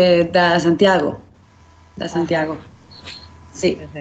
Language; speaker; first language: Catalan; non-native, learner; Spanish